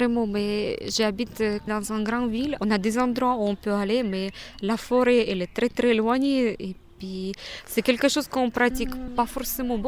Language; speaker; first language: French; non-native, fluent; Russian